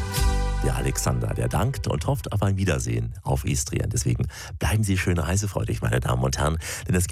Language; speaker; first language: German; native; German